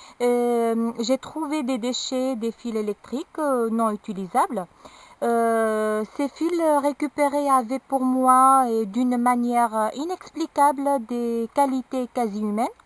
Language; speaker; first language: French; non-native, local second language; Arabic